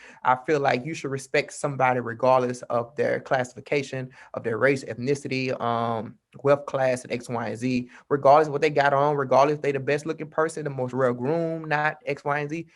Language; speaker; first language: English; native; English